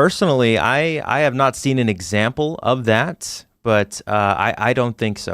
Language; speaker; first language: English; native; English